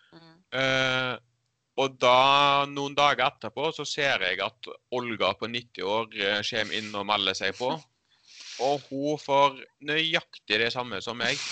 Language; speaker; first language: Norwegian; early bilingual, other home language; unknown